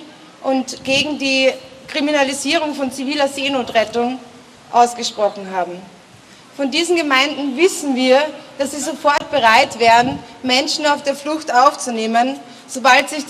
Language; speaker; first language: German; native; German